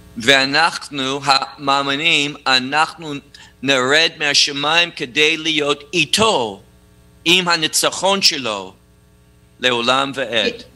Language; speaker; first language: Hebrew; non-native, fluent; English